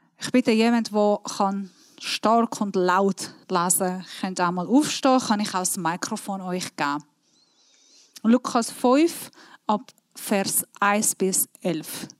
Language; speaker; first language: German; non-native, fluent; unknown